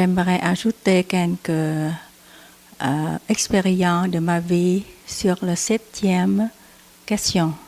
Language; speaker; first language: French; non-native, learner; Vietnamese